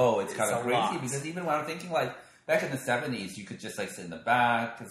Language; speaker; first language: English; non-native, local second language; Cantonese